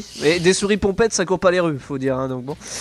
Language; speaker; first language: French; native; French